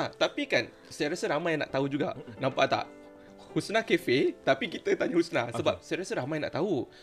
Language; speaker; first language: Malay; native; Malay